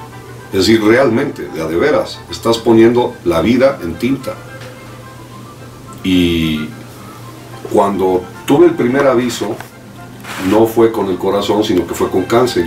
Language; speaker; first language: Spanish; native; Spanish